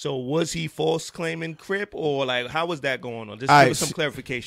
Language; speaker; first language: English; native; English